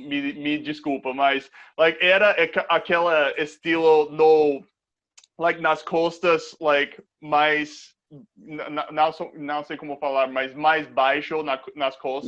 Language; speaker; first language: Portuguese; non-native, fluent; English